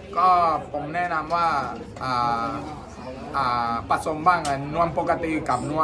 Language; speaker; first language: Thai; non-native, fluent; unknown